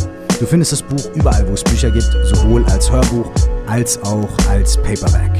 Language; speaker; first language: German; native; German